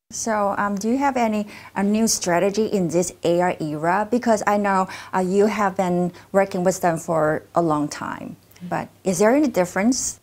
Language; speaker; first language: English; non-native, fluent; Chinese